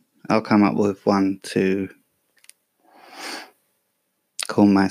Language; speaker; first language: English; native; English